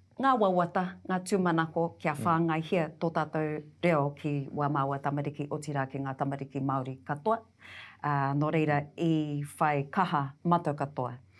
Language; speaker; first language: Māori; non-native, local second language; English